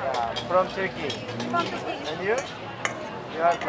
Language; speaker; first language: English; non-native, learner; Turkish